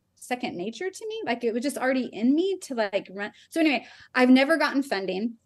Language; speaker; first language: English; native; English